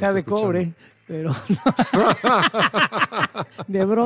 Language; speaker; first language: Spanish; native; Spanish